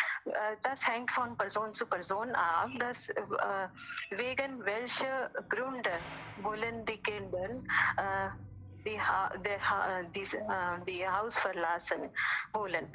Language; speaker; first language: German; non-native, learner; Hindi